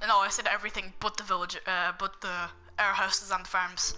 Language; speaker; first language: English; native; English